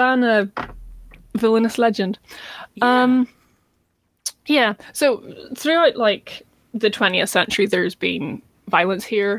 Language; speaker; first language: English; native; English